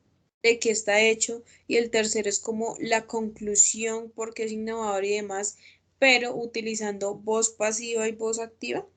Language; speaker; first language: Spanish; native; Spanish